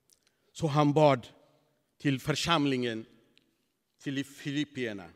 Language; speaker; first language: Swedish; non-native, fluent; Tigrinya